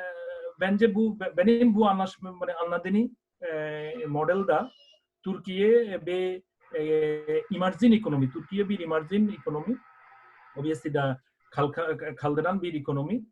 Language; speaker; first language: Turkish; non-native, fluent; Bangla